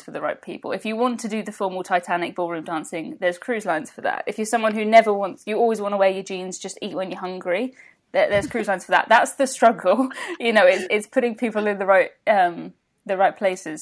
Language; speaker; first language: English; native; English